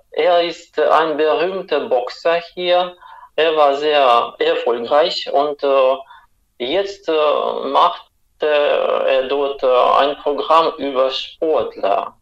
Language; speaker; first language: German; non-native, fluent; Russian